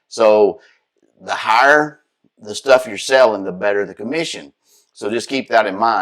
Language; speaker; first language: English; native; English